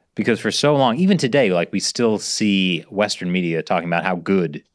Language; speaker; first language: English; native; English